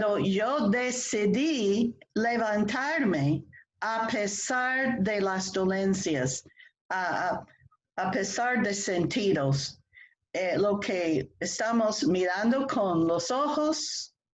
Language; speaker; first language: Spanish; non-native, fluent; English